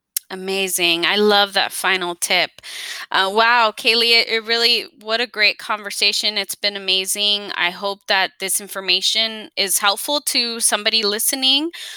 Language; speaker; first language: English; early bilingual, other home language; Spanish